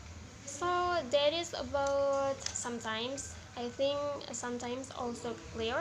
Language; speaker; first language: English; non-native, learner; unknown